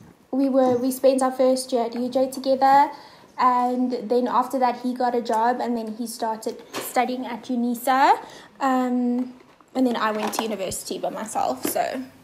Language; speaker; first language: English; non-native, local second language; Afrikaans